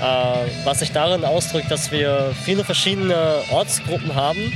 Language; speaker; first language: German; native; German